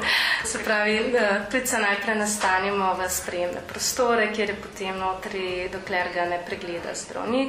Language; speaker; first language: Slovenian; native; Slovenian